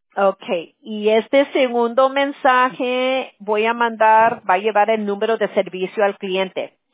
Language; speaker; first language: Spanish; early bilingual, heritage; Spanish